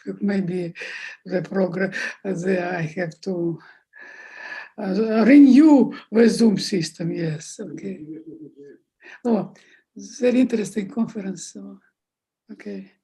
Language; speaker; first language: English; non-native, fluent; Russian